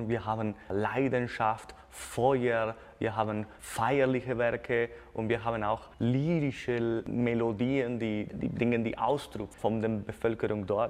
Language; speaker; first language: German; non-native, fluent; Spanish